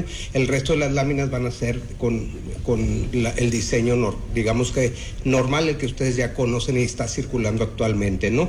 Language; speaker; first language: Spanish; native; Spanish